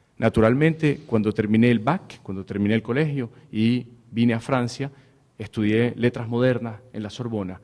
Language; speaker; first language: Spanish; native; Spanish